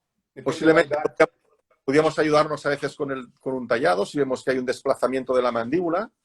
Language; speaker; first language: Spanish; native; Spanish